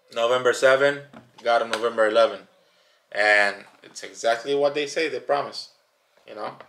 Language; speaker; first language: English; native; English